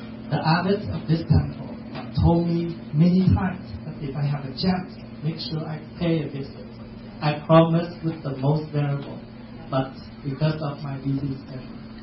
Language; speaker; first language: English; non-native, fluent; Vietnamese